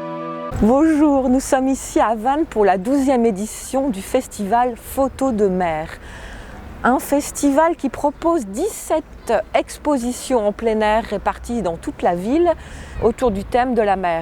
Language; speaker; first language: French; native; French